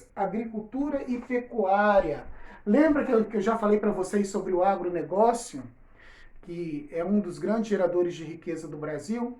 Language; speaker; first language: Portuguese; native; Portuguese